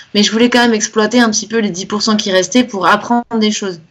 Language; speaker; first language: French; native; French